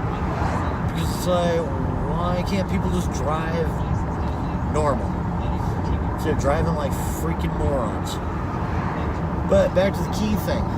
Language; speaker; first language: English; native; English